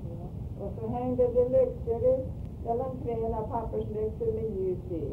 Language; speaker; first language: Swedish; early bilingual, heritage; Swedish